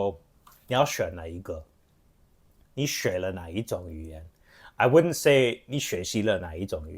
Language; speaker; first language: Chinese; non-native, fluent; English